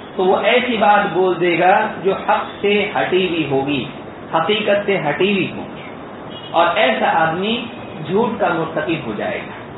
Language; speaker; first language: Urdu; native; Urdu